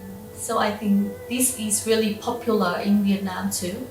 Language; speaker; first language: English; non-native, local second language; Vietnamese